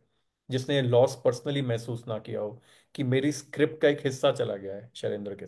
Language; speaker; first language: Hindi; native; Hindi